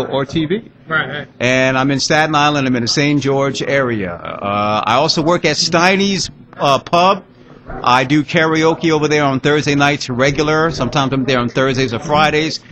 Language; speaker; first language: English; native; English